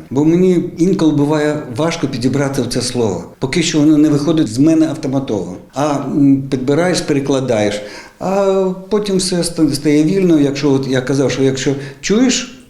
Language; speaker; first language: Ukrainian; non-native, local second language; Russian